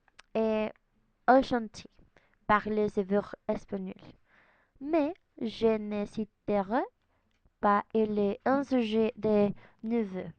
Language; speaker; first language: French; non-native, learner; Spanish